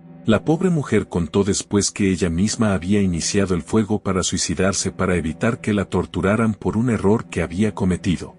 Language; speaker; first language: Spanish; native; Spanish